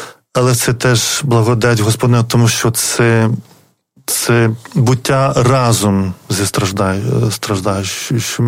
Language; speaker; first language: Ukrainian; non-native, fluent; Lithuanian